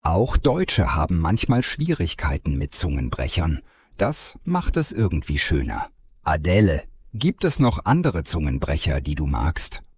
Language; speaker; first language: German; non-native, fluent; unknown